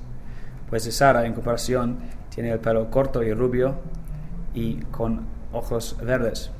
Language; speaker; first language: Spanish; non-native, learner; English